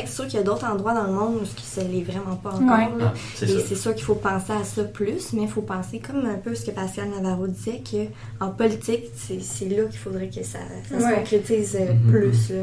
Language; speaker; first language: French; native; French